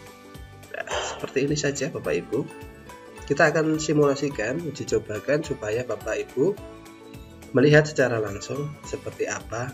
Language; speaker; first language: Indonesian; native; Indonesian